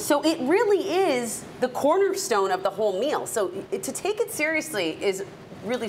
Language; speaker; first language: English; native; English